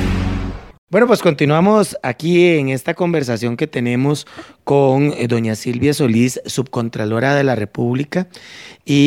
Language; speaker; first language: Spanish; native; Spanish